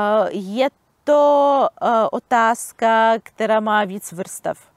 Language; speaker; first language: Czech; non-native, fluent; Russian